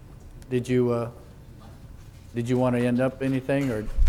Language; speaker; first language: English; native; English